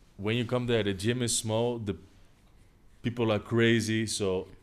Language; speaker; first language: English; non-native, fluent; Dutch